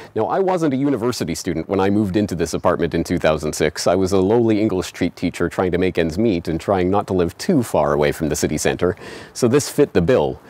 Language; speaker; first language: English; native; English